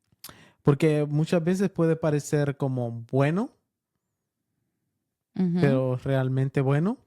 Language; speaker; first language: Spanish; early bilingual, heritage; Spanish